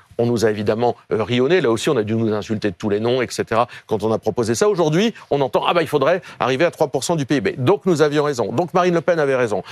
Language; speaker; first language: French; native; French